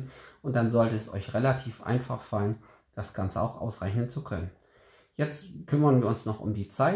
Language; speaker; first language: German; native; German